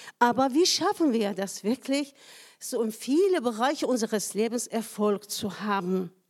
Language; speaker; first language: German; non-native, fluent; Persian